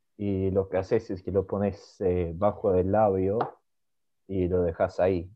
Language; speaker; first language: Spanish; non-native, fluent; Swedish